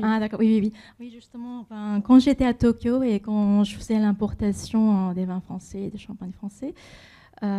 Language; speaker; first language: French; non-native, fluent; Japanese